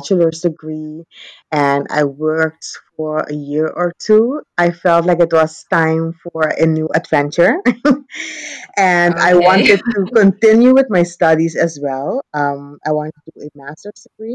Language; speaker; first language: English; non-native, fluent; Papiamento